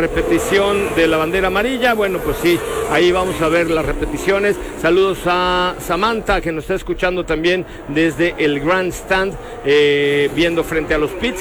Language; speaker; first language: Spanish; native; Spanish